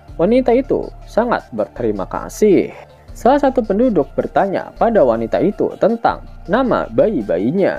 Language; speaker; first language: Indonesian; native; Indonesian